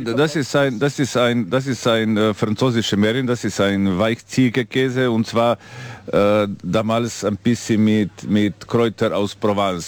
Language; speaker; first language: German; non-native, fluent; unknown